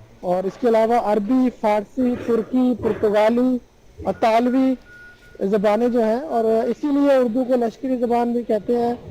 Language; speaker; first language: Urdu; native; Urdu